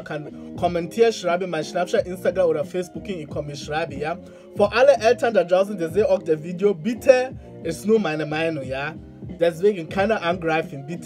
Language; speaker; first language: German; non-native, learner; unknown